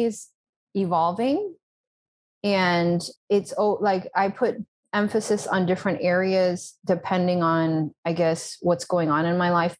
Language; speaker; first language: English; native; English